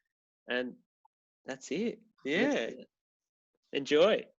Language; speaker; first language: English; native; English